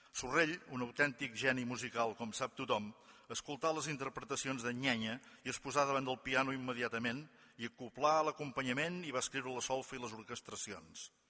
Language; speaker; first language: Catalan; native; Catalan